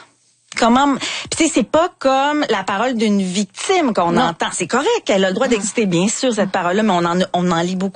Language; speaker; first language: French; native; French